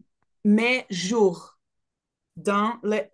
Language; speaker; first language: French; non-native, learner; Portuguese